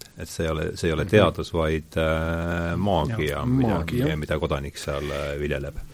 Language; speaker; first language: Estonian; native; Estonian